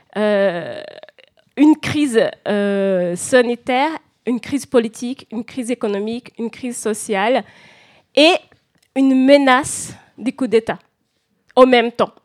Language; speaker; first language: French; non-native, fluent; Portuguese